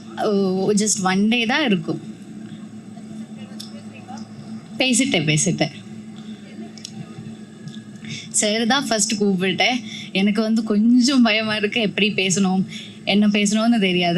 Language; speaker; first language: Tamil; non-native, learner; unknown